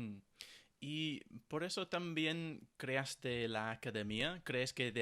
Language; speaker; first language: Spanish; non-native, fluent; English